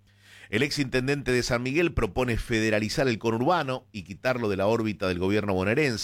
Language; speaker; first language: Spanish; native; Spanish